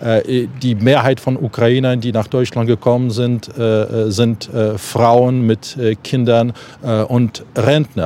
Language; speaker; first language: German; non-native, fluent; Ukrainian